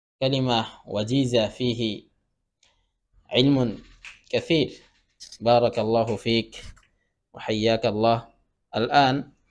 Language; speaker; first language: Arabic; non-native, fluent; Bangla